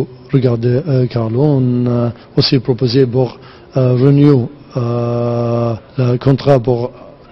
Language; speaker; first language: French; non-native, local second language; Arabic